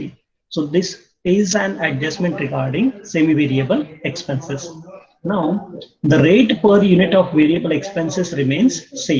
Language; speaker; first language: English; non-native, local second language; Marathi